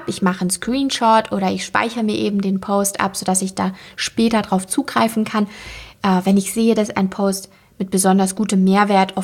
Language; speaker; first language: German; native; German